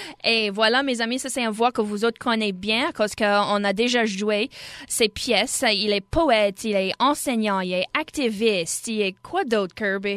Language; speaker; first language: French; native; French